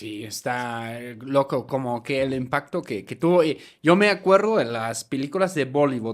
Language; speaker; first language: Spanish; non-native, fluent; German